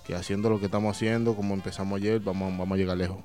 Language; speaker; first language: Spanish; native; Spanish